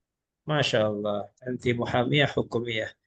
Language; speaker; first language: Arabic; non-native, fluent; Malay